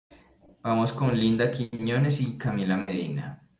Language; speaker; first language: Spanish; native; Spanish